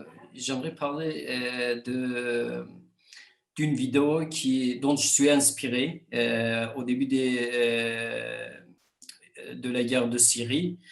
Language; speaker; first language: French; non-native, fluent; Kurdish